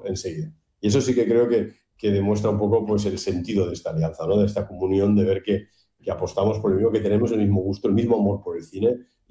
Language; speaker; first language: Spanish; native; Spanish